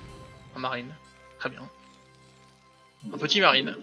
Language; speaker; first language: French; native; French